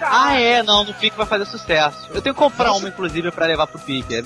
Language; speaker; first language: Portuguese; native; Portuguese